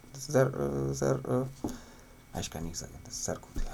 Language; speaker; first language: German; non-native, learner; Ukrainian